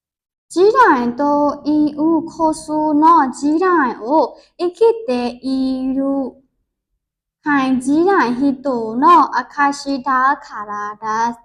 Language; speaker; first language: Japanese; non-native, learner; Burmese